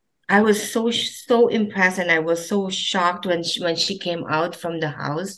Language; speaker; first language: English; non-native, local second language; Filipino